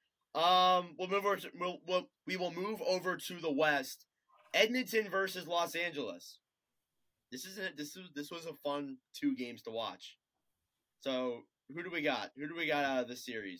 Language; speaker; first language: English; native; English